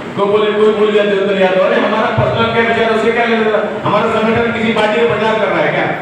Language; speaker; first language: Hindi; native; Hindi